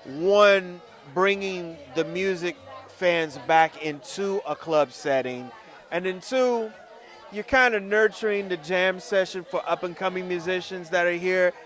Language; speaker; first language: English; native; English